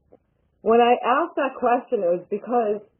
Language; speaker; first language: English; native; English